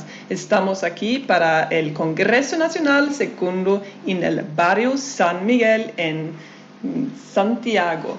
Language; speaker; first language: Spanish; non-native, learner; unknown